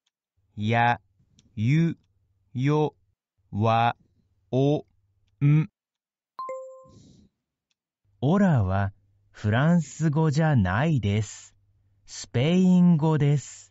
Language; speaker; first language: Japanese; non-native, learner; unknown